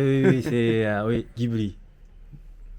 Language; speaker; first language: French; non-native, learner; Japanese